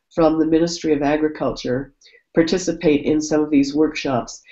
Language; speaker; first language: English; native; English